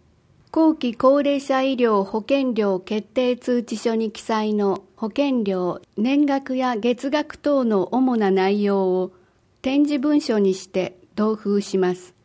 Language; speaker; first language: Japanese; native; Japanese